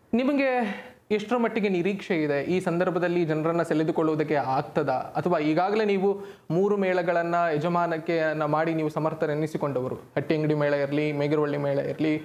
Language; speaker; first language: Kannada; native; Kannada